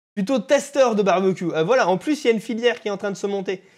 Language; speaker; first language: French; native; French